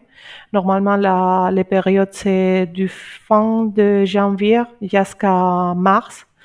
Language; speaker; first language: French; non-native, learner; Spanish